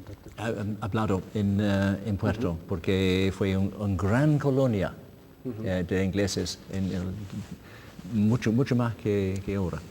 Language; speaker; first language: Spanish; non-native, learner; English